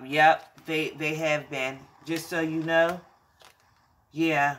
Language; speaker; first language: English; native; English